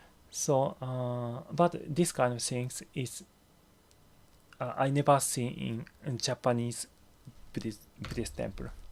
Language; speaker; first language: English; non-native, learner; Japanese